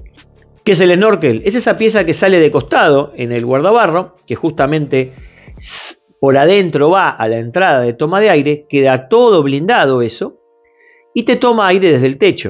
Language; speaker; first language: Spanish; native; Spanish